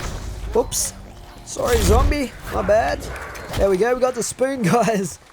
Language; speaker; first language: English; native; English